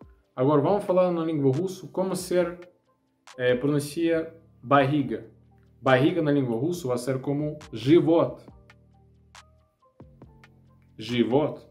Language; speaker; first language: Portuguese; non-native, learner; Russian